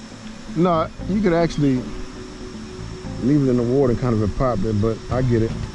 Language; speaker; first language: English; native; English